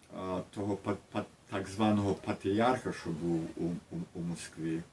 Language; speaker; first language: Ukrainian; early bilingual, heritage; Ukrainian